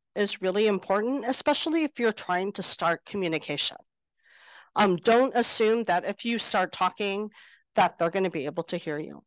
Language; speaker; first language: English; native; English